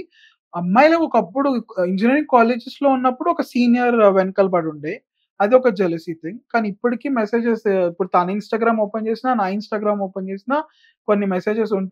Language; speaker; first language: Telugu; native; Telugu